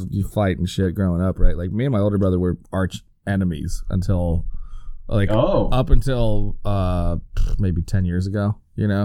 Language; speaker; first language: English; native; English